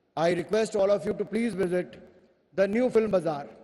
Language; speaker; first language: English; non-native, local second language; Hindi